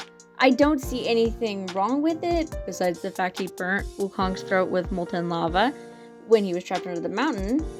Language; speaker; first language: English; native; English